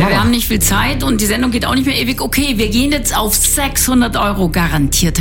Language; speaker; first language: German; native; German